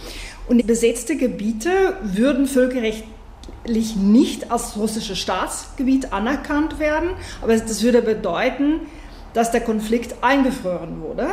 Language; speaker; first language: German; native; German